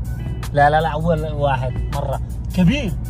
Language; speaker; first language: Arabic; non-native, learner; Bangla